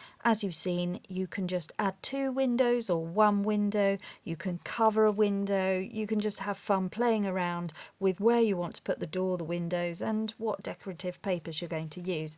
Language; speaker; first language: English; native; English